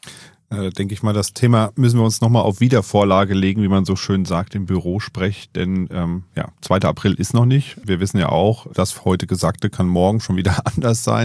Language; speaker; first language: German; native; German